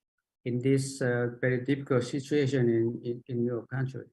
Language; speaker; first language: English; non-native, learner; Japanese